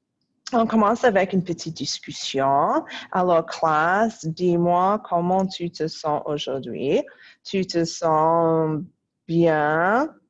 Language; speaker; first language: French; non-native, fluent; English